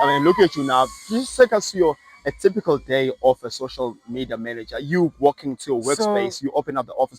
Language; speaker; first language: English; non-native, local second language; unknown